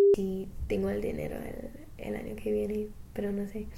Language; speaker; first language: Spanish; non-native, fluent; English